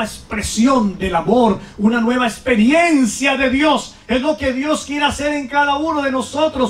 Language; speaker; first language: Spanish; native; Spanish